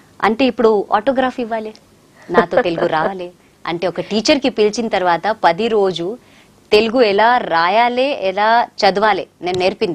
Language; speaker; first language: Telugu; non-native, local second language; Hindi